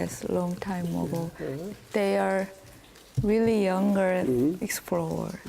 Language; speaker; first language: English; non-native, learner; Korean